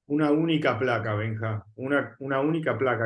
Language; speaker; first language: Spanish; native; Spanish